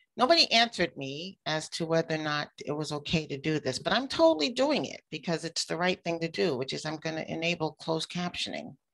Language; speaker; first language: English; native; English